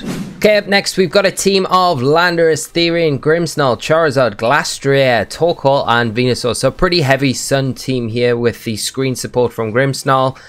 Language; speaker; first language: English; native; English